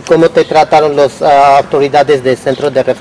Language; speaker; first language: Spanish; non-native, fluent; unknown